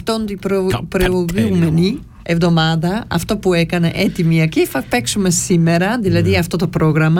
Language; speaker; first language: Greek; non-native, learner; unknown